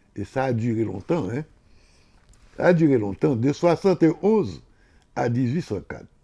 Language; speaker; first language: French; non-native, local second language; Haitian Creole